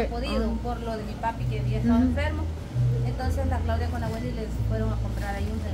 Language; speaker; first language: Spanish; native; Spanish